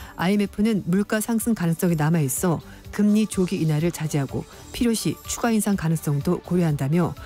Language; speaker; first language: Korean; native; Korean